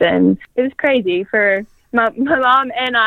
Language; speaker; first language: English; native; English